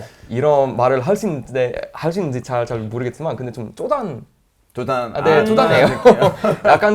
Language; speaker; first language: Korean; non-native, fluent; Swedish